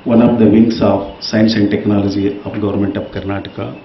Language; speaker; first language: English; non-native, local second language; Kannada